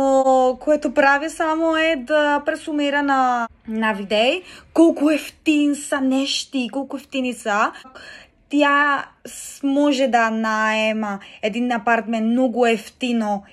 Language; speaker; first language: Bulgarian; non-native, learner; Spanish